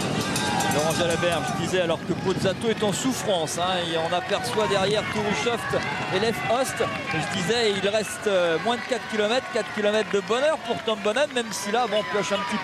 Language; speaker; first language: French; native; French